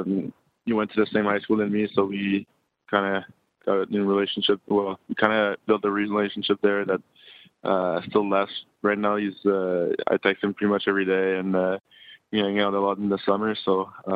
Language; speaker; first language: English; native; English